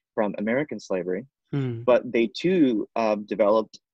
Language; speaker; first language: English; non-native, fluent; Spanish